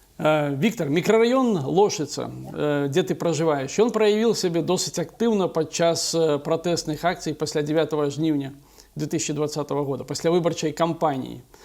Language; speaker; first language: Belarusian; non-native, local second language; Russian